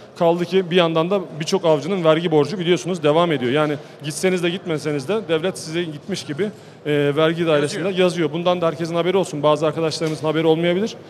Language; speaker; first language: Turkish; native; Turkish